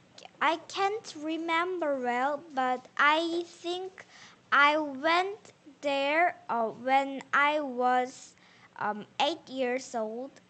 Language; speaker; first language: English; non-native, learner; Korean